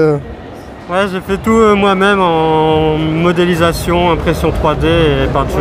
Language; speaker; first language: French; native; French